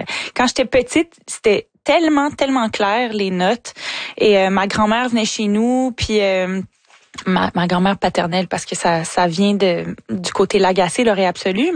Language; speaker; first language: French; native; French